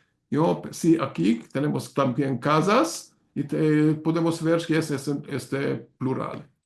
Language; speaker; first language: Spanish; non-native, learner; Hungarian